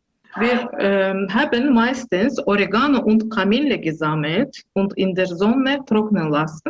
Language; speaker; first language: German; non-native, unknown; Azerbaijani